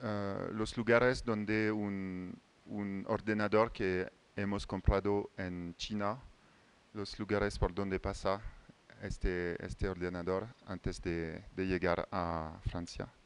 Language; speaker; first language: Spanish; non-native, fluent; French